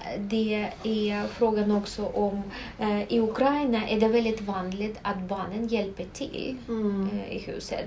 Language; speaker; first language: Swedish; non-native, fluent; Russian